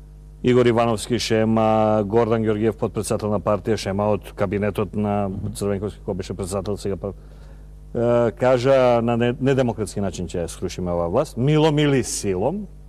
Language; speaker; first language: Macedonian; native; Macedonian